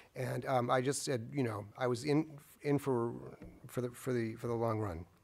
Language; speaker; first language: English; native; English